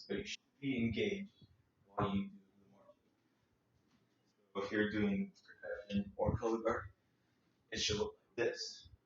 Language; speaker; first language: English; native; English